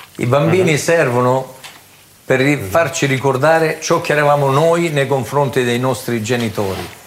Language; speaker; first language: Italian; native; Italian